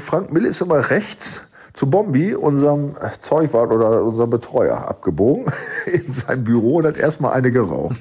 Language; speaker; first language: German; native; German